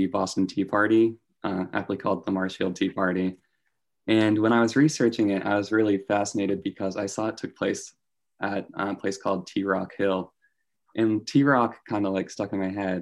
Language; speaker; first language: English; native; English